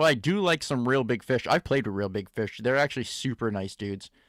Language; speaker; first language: English; native; English